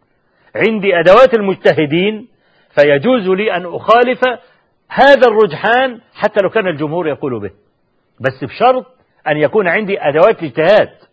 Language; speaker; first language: Arabic; native; Arabic